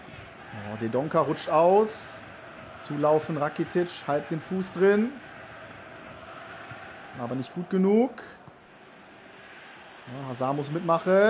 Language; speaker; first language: German; native; German